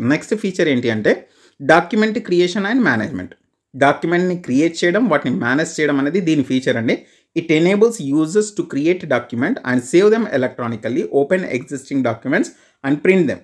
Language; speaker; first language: Telugu; native; Telugu